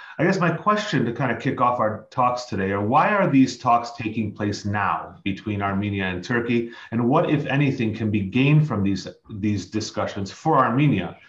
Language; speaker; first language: English; native; English